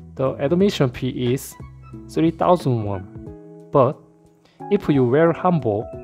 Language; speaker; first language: English; non-native, learner; Korean